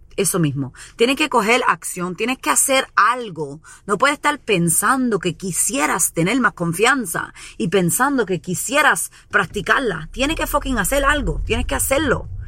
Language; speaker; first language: Spanish; early bilingual, heritage; Spanish